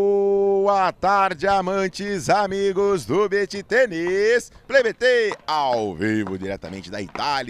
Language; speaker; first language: Portuguese; native; Portuguese